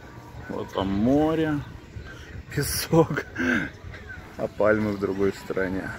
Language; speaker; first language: Russian; native; Russian